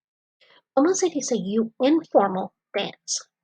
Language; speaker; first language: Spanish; non-native, fluent; English